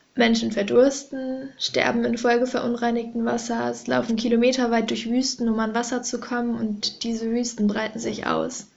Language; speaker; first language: German; native; German